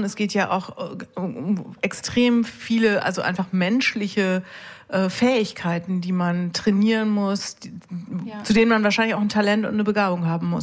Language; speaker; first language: German; native; German